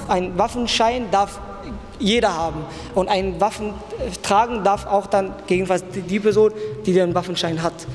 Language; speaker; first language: German; early bilingual, other home language; Persian